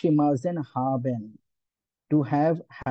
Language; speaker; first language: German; non-native, learner; Hindi